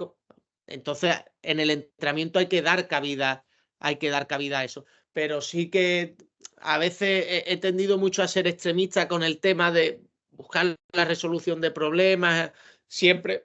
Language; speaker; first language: Spanish; native; Spanish